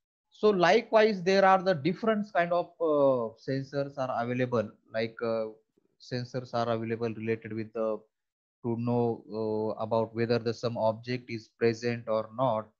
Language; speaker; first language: English; non-native, local second language; Marathi